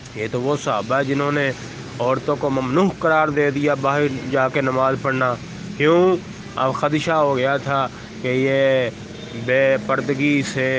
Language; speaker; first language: Urdu; non-native, local second language; Punjabi